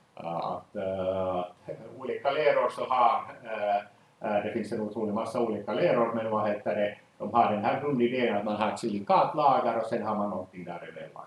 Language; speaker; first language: Swedish; native; Swedish